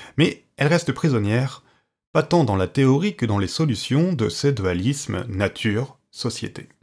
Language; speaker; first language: French; native; French